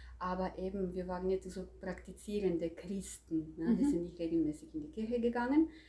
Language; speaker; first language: German; non-native, fluent; Croatian